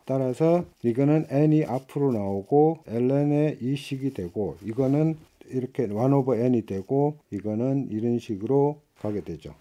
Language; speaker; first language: Korean; native; Korean